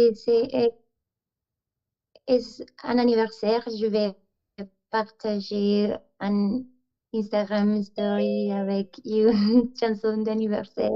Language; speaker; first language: French; non-native, learner; Spanish